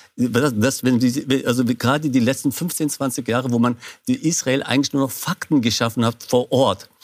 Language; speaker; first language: German; non-native, fluent; Kurdish